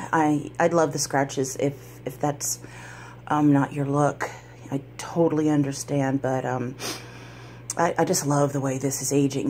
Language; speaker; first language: English; native; English